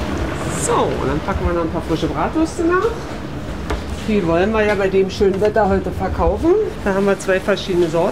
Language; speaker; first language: German; native; German